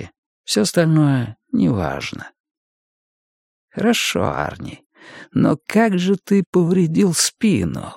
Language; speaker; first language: Russian; native; Russian